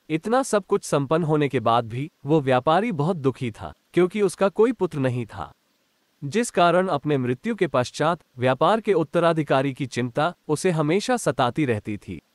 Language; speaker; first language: Hindi; non-native, local second language; Gujarati